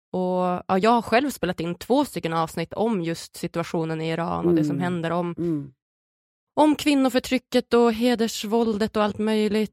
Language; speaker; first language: Swedish; native; Swedish